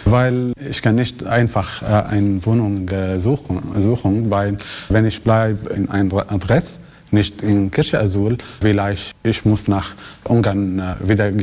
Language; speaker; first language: German; non-native, learner; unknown